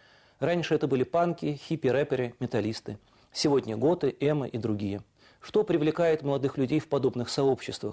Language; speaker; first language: Russian; native; Russian